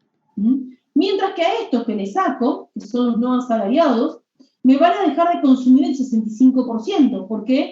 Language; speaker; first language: Spanish; native; Spanish